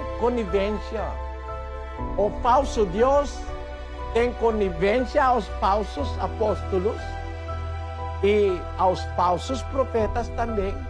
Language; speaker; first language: Portuguese; non-native, local second language; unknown